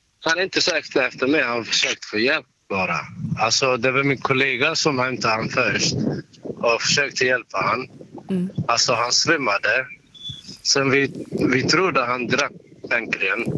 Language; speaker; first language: Swedish; non-native, learner; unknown